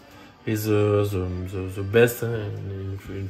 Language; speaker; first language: English; non-native, learner; French